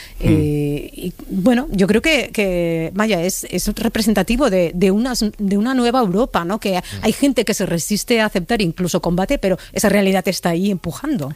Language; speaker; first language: Spanish; native; Spanish